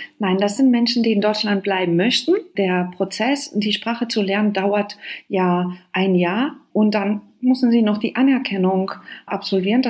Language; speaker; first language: German; non-native, fluent; Spanish